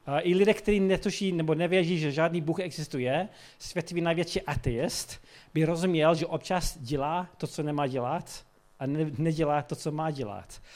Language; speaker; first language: Czech; non-native, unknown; English